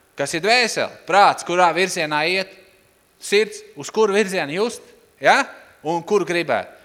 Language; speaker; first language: Latvian; non-native, local second language; Russian